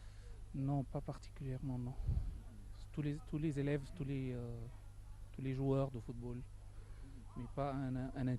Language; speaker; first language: French; non-native, learner; Arabic